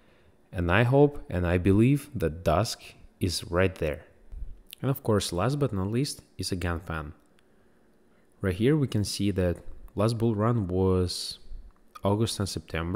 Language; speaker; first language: English; non-native, fluent; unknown